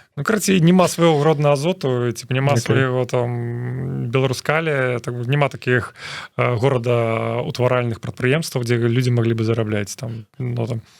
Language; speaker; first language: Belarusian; non-native, local second language; Russian